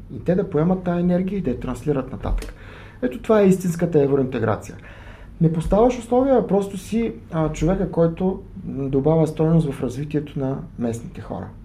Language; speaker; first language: Bulgarian; native; Bulgarian